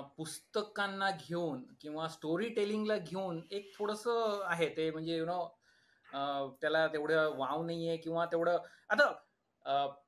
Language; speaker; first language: Marathi; native; Marathi